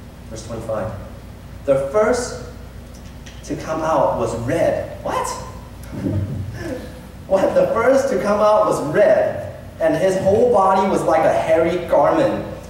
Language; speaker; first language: English; early bilingual, other home language; Chinese